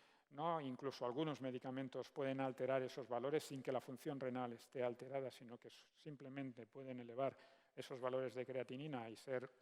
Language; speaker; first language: Spanish; native; Spanish